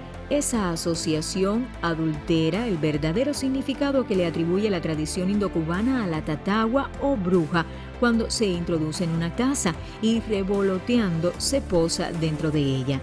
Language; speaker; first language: Spanish; native; Spanish